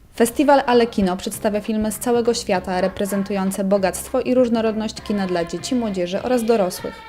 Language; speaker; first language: Polish; native; Polish